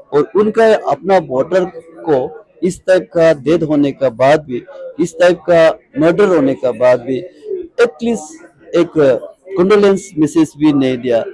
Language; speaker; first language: Hindi; non-native, local second language; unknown